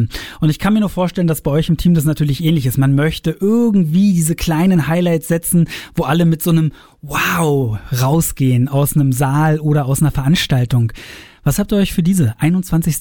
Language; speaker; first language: German; native; German